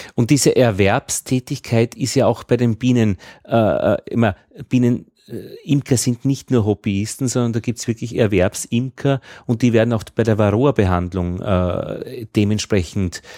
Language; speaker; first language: German; native; German